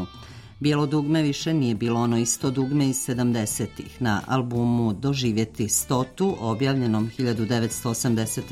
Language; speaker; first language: Croatian; native; Croatian